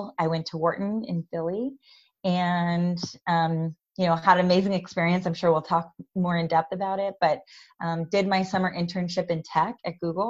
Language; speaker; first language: English; native; English